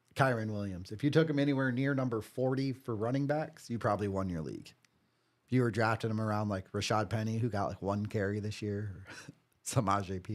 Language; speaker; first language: English; native; English